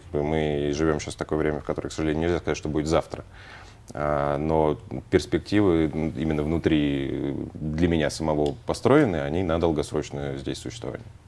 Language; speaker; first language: Russian; native; Russian